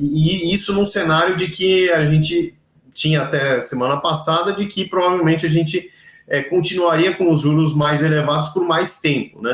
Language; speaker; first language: Portuguese; native; Portuguese